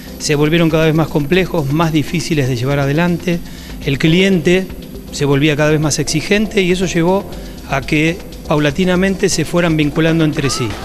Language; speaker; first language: Spanish; native; Spanish